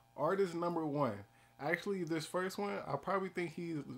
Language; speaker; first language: English; native; English